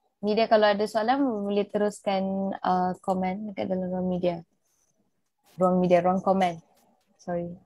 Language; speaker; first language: Malay; native; Malay